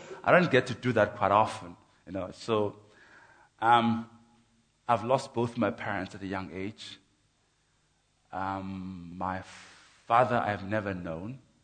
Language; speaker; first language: English; non-native, local second language; Xhosa